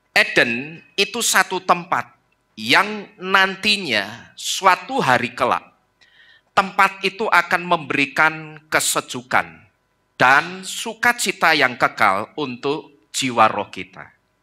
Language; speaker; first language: Indonesian; native; Indonesian